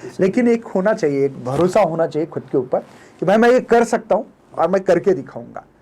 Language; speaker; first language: Hindi; non-native, local second language; Marathi